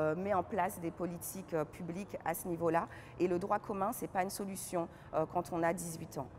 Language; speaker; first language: French; native; French